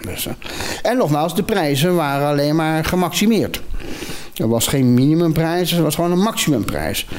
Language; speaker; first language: Dutch; native; Dutch